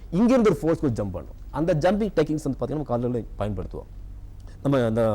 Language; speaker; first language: Tamil; non-native, local second language; Malayalam